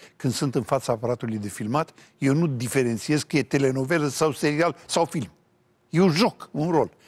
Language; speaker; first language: Romanian; native; Romanian